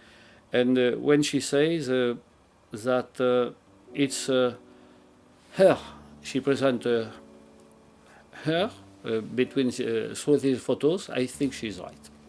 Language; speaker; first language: English; non-native, learner; French